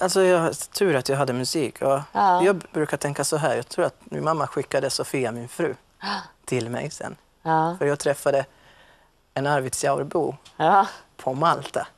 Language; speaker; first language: Swedish; non-native, fluent; Maltese